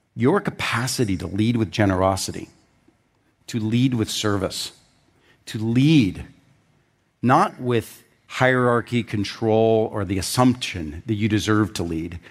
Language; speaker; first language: English; native; English